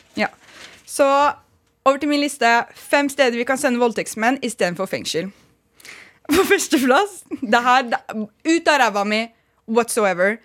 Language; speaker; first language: Norwegian; early bilingual, other home language; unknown